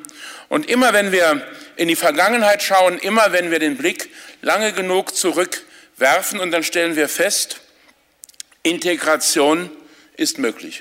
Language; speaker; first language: German; native; German